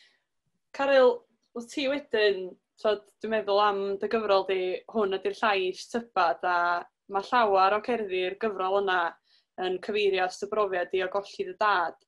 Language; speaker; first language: Welsh; native; Welsh